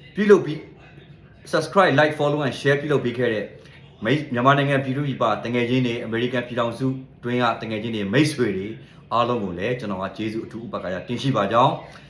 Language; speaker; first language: Burmese; native; Burmese